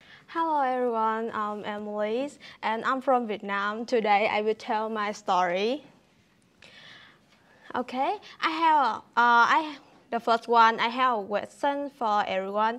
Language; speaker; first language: English; non-native, learner; Vietnamese